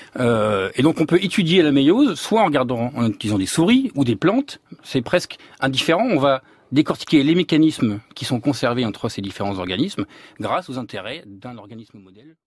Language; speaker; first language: French; native; French